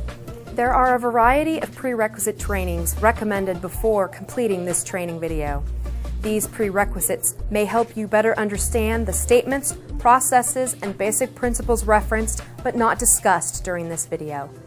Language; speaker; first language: English; native; English